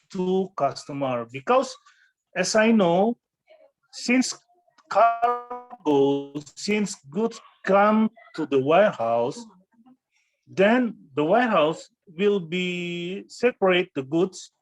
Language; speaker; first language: English; non-native, fluent; Indonesian